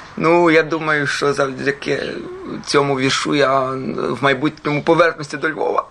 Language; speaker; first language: Ukrainian; early bilingual, heritage; Croatian